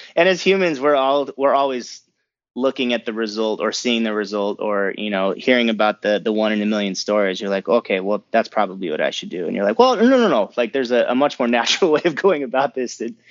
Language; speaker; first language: English; native; English